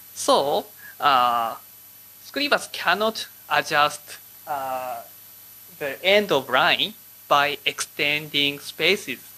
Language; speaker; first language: English; non-native, learner; Japanese